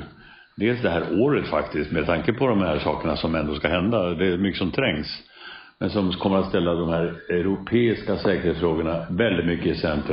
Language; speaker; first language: Swedish; native; Swedish